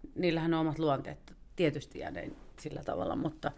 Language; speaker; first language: Finnish; native; Finnish